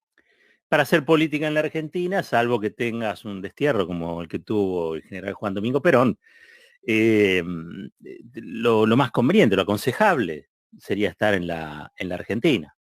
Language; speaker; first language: Spanish; native; Spanish